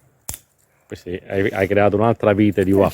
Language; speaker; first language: Italian; native; Italian